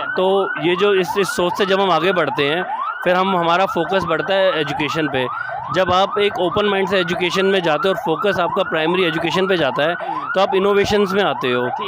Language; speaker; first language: Hindi; native; Hindi